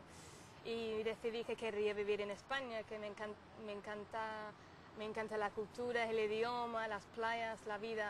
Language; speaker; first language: Spanish; non-native, fluent; English